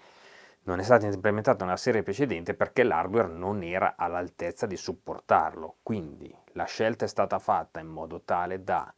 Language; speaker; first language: Italian; native; Italian